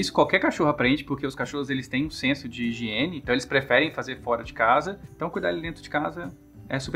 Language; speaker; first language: Portuguese; native; Portuguese